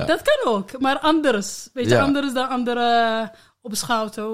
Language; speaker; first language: Dutch; non-native, learner; Arabic